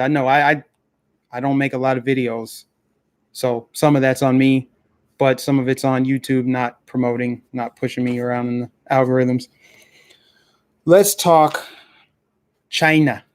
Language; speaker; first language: English; native; English